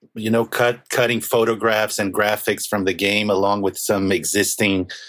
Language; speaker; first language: English; non-native, fluent; Portuguese